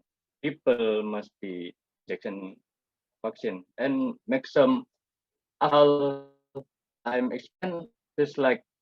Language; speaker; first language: English; non-native, learner; Indonesian